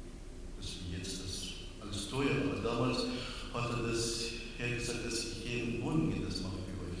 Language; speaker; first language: German; non-native, learner; Persian